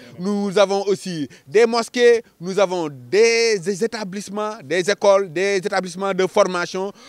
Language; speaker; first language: French; non-native, local second language; Wolof